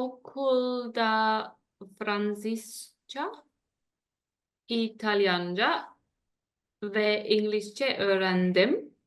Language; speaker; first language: Turkish; non-native, learner; German